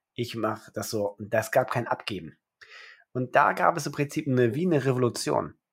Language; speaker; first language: German; native; German